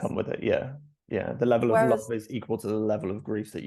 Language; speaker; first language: English; native; English